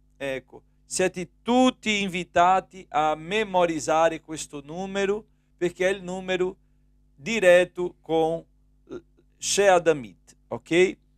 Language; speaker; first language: Italian; non-native, fluent; Portuguese